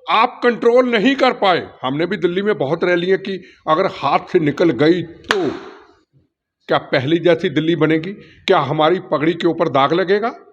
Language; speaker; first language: Hindi; non-native, local second language; Punjabi